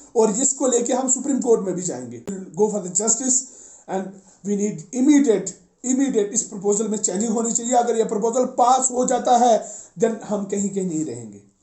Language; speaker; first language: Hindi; non-native, local second language; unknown